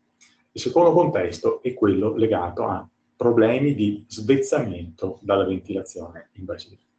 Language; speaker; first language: Italian; native; Italian